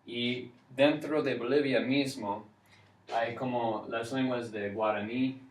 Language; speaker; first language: Spanish; non-native, fluent; English